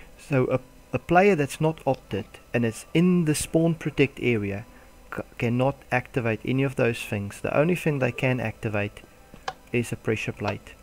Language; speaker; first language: English; non-native, local second language; Afrikaans